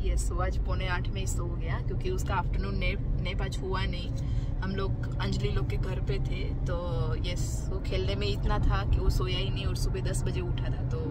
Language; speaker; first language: Hindi; non-native, local second language; Gujarati